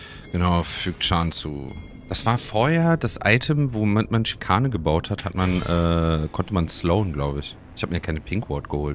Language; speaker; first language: German; native; German